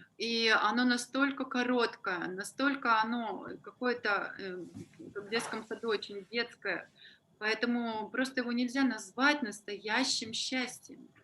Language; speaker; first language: Russian; native; Russian